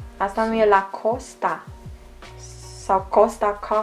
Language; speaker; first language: Romanian; early bilingual, other home language; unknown